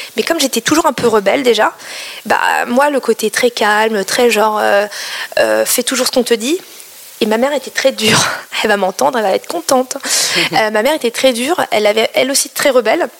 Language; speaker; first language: French; native; French